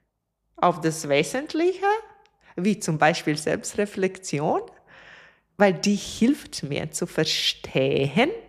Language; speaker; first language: German; non-native, fluent; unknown